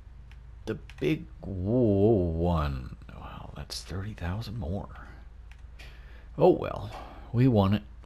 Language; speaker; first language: English; native; English